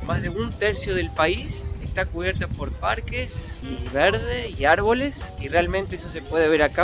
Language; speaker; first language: Spanish; native; Spanish